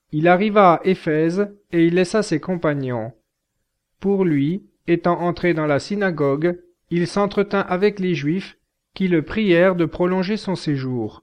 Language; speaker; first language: French; native; French